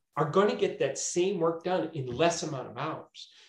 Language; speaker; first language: English; native; English